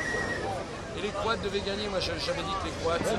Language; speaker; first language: French; native; French